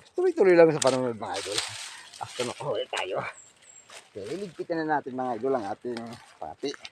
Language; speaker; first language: Filipino; non-native, local second language; Waray